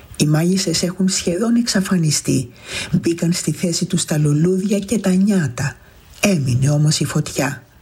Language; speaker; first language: Greek; native; Greek